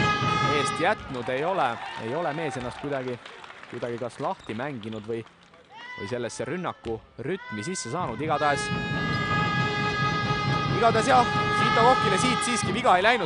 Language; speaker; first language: Estonian; native; Estonian